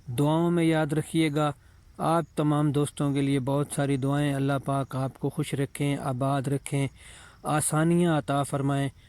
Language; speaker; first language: Urdu; non-native, local second language; Saraiki